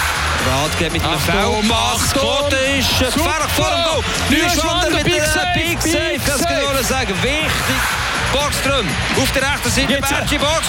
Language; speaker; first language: German; native; German